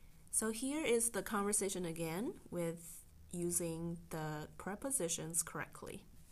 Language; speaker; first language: English; non-native, fluent; Chinese